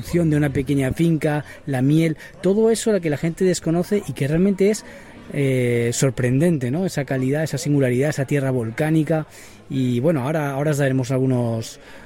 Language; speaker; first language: Spanish; native; Spanish